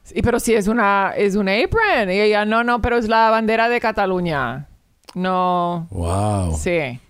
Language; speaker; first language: Spanish; early bilingual, heritage; Spanish